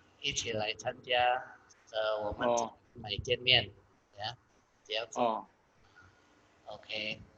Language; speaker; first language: Chinese; non-native, local second language; Indonesian